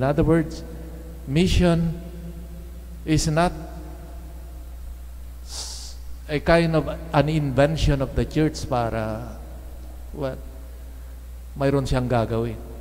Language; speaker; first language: English; non-native, local second language; Filipino